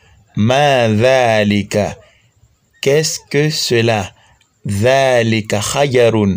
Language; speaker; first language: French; non-native, local second language; Fon